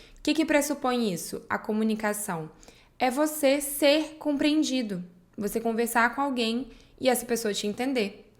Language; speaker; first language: Portuguese; native; Portuguese